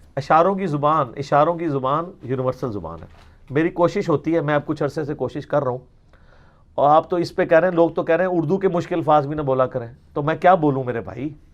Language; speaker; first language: Urdu; native; Urdu